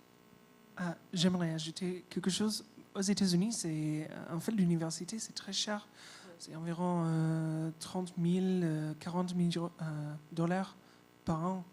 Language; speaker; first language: French; non-native, fluent; English